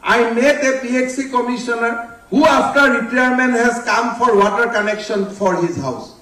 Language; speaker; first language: English; non-native, local second language; Assamese